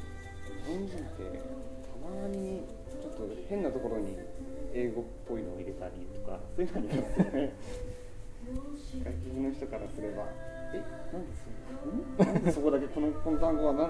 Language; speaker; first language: Japanese; native; Japanese